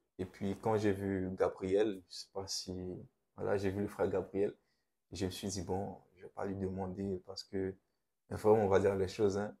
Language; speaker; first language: French; non-native, local second language; Haitian Creole